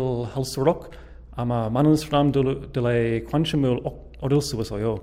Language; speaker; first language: Korean; non-native, fluent; English